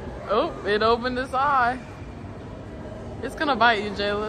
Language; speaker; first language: English; native; English